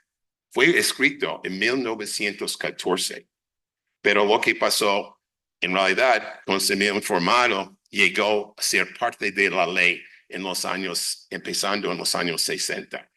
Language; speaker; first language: Spanish; non-native, fluent; English